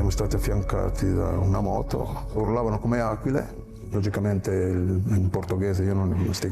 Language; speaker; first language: Italian; native; Italian